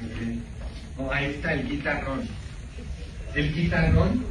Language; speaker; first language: Spanish; non-native, fluent; English